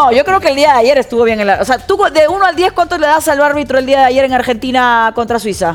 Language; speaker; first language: Spanish; native; Spanish